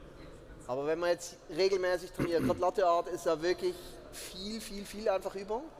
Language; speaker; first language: German; native; German